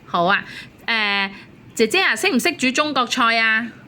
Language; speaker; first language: Cantonese; native; Cantonese